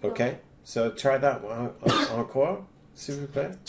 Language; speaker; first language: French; non-native, learner; English